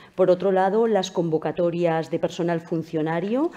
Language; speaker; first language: Spanish; non-native, local second language; Catalan